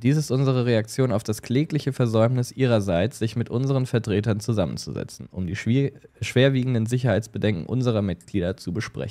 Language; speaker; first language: German; native; German